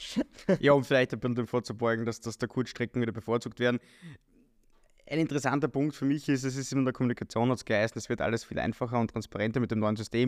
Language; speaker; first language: German; native; German